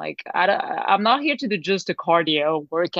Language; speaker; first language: English; non-native, fluent; French